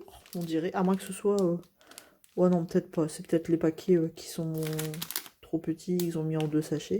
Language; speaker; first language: French; native; French